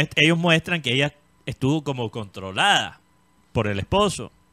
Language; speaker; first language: Spanish; native; Spanish